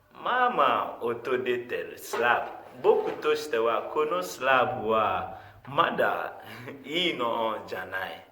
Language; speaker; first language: Japanese; non-native, fluent; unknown